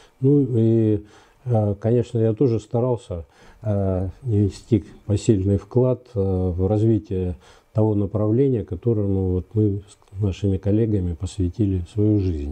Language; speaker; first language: Russian; native; Russian